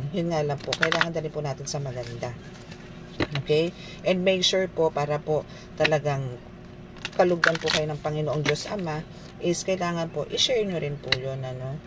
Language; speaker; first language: Filipino; native; Filipino